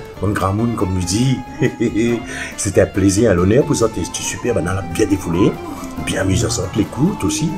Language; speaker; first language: French; non-native, local second language; Réunion Creole French